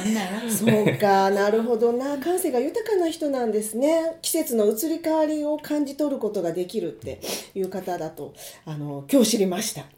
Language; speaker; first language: Japanese; native; Japanese